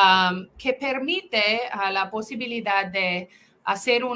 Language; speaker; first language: Spanish; non-native, fluent; English